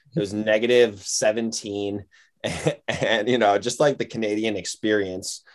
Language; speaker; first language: English; native; English